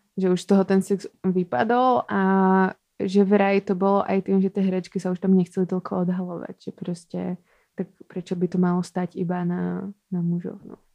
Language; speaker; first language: Slovak; native; Slovak